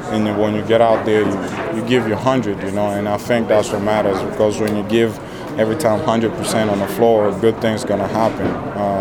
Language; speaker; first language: English; non-native, fluent; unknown